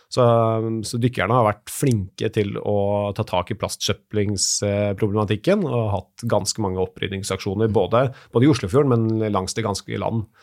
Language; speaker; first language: Norwegian; native; Norwegian